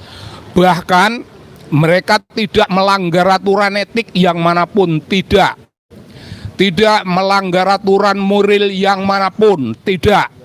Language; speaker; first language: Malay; non-native, local second language; Javanese